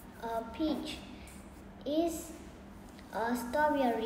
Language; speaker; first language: English; non-native, learner; Vietnamese